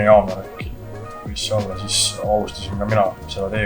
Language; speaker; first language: Estonian; native; Estonian